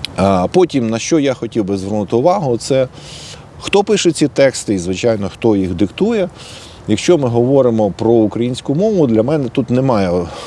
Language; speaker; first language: Ukrainian; native; Ukrainian